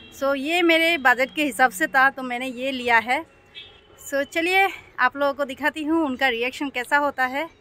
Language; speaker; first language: Hindi; non-native, local second language; Bangla